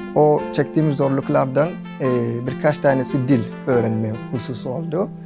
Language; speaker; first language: Turkish; non-native, fluent; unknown